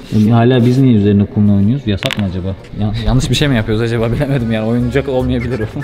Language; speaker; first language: Turkish; native; Turkish